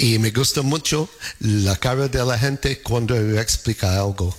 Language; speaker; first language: Spanish; non-native, fluent; English